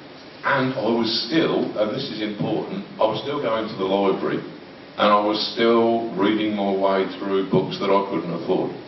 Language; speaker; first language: English; native; English